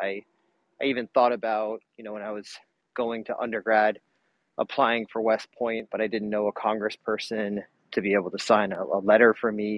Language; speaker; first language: English; native; English